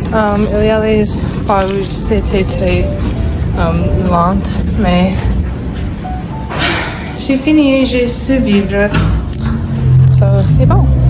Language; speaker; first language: French; non-native, local second language; English